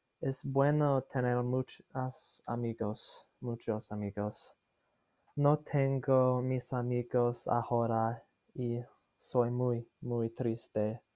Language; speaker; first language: Spanish; non-native, learner; English